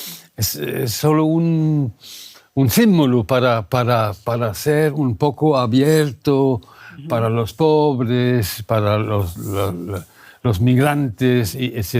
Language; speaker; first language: Spanish; non-native, fluent; German